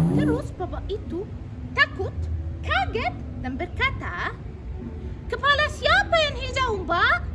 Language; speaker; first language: Indonesian; non-native, fluent; Arabic